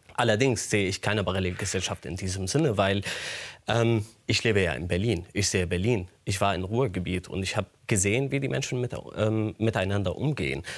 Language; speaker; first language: German; non-native, fluent; Arabic